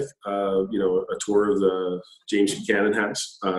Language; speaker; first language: English; native; English